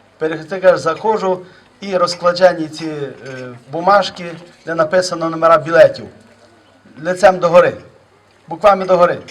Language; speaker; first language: Ukrainian; native; Ukrainian